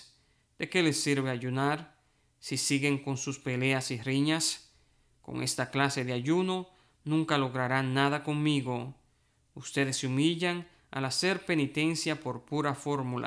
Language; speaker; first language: Spanish; native; Spanish